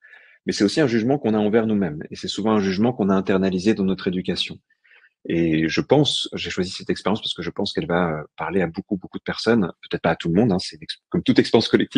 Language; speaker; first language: French; native; French